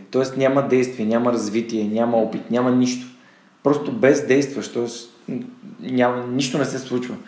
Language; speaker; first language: Bulgarian; native; Bulgarian